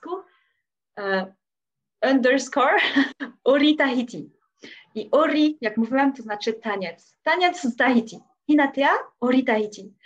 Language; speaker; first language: Polish; non-native, fluent; French